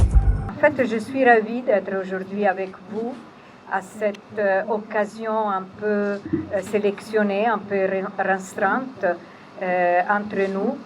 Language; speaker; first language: French; non-native, fluent; Italian